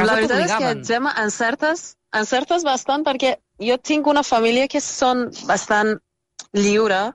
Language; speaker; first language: Catalan; non-native, fluent; Persian